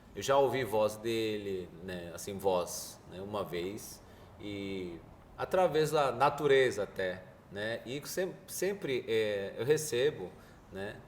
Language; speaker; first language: Portuguese; early bilingual, other home language; Korean